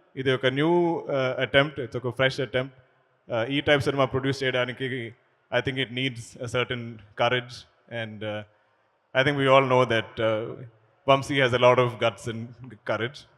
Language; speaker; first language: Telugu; non-native, learner; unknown